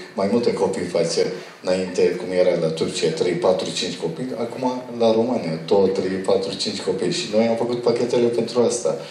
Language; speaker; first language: Romanian; non-native, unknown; Turkish